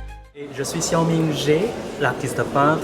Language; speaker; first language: French; non-native, learner; Chinese